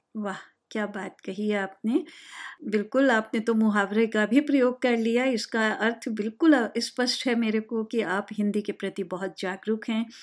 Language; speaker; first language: Hindi; native; Hindi